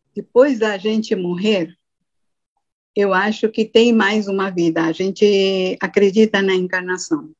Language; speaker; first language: Portuguese; non-native, fluent; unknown